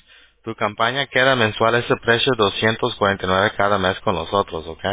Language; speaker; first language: Spanish; early bilingual, heritage; Spanish